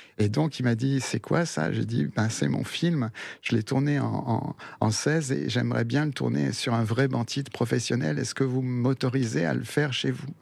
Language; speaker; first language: French; early bilingual, other home language; Spanish